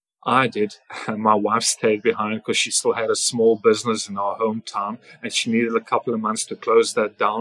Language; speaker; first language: English; non-native, local second language; Afrikaans